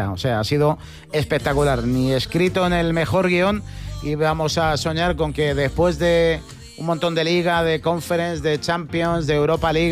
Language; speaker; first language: Spanish; native; Spanish